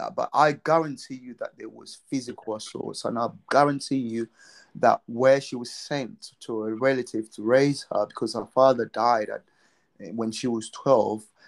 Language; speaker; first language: English; non-native, local second language; Nyanja